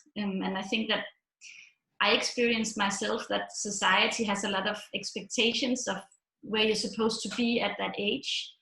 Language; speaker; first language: English; non-native, fluent; Danish